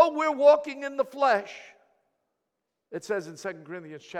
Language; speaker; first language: English; early bilingual, other home language; Greek